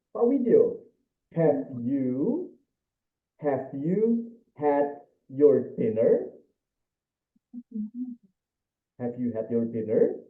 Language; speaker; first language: English; non-native, fluent; Indonesian